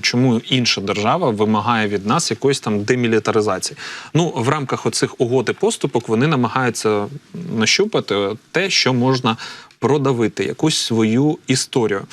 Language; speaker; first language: Ukrainian; native; Ukrainian